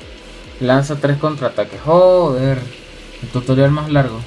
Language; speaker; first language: Spanish; native; Spanish